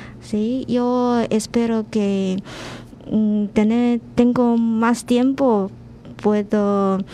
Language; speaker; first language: Spanish; non-native, learner; Chinese